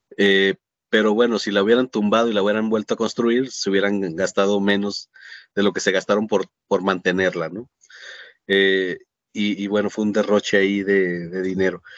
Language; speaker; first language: Spanish; native; Spanish